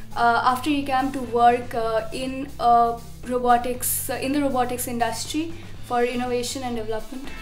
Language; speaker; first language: English; non-native, local second language; Bangla